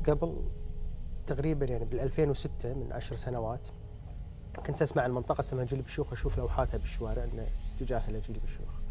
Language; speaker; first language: Arabic; native; Arabic